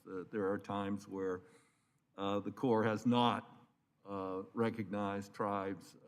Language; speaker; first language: English; native; English